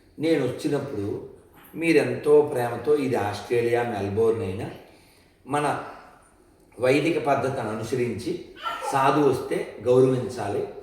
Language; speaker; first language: Telugu; native; Telugu